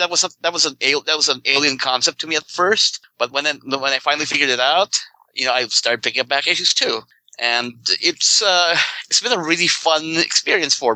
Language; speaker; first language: English; non-native, local second language; Filipino